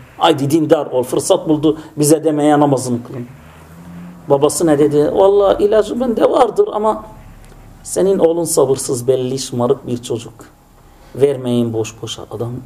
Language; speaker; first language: Turkish; non-native, fluent; Arabic